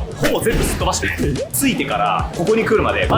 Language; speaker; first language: Japanese; native; Japanese